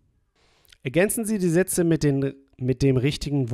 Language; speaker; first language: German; non-native, fluent; English